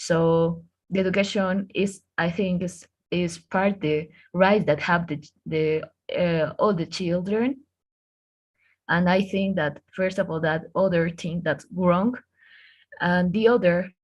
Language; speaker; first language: English; non-native, learner; Spanish